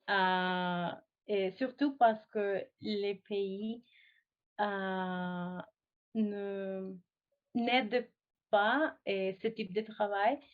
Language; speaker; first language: French; non-native, fluent; Spanish